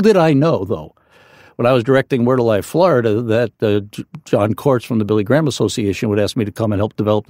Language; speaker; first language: English; native; English